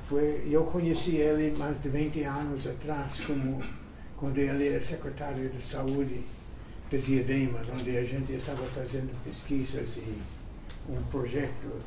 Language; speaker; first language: Portuguese; non-native, fluent; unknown